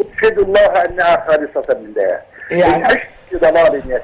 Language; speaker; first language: Arabic; native; Arabic